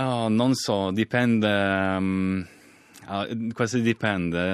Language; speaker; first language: Italian; non-native, fluent; Swedish